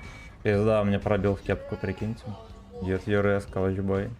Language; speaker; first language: Russian; native; Russian